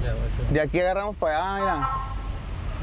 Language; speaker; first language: Spanish; native; Spanish